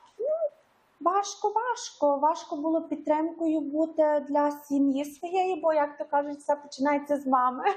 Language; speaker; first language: Ukrainian; native; Ukrainian